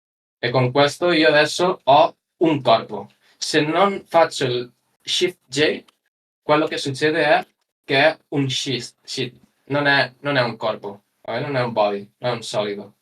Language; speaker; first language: Italian; non-native, learner; Spanish